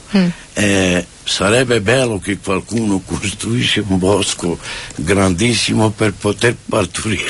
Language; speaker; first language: Italian; non-native, fluent; Romany